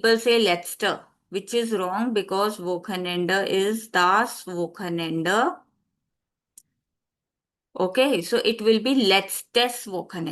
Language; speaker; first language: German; non-native, fluent; Hindi